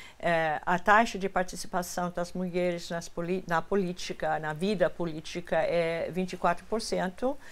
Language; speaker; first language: Portuguese; non-native, fluent; English